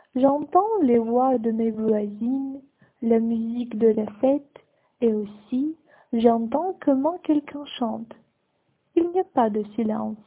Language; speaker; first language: French; non-native, learner; Ukrainian